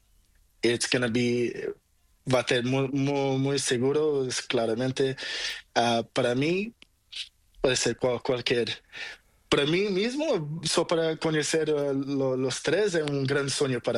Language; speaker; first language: Spanish; non-native, learner; Portuguese